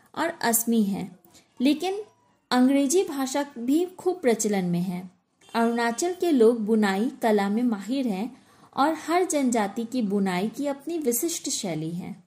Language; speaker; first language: Hindi; native; Hindi